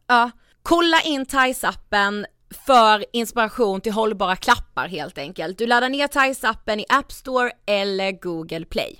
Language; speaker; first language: Swedish; native; Swedish